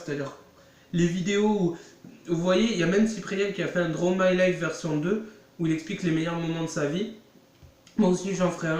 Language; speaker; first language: French; native; French